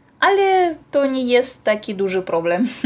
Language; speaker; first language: Polish; non-native, learner; Russian